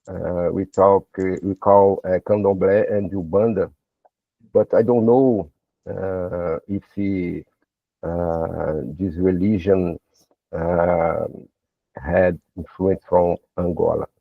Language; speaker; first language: English; non-native, learner; Portuguese